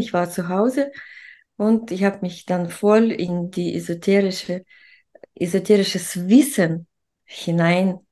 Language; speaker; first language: German; non-native, fluent; Russian